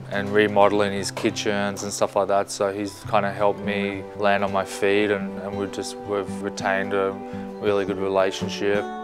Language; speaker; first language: English; native; English